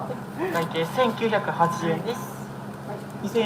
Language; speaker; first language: Japanese; native; Japanese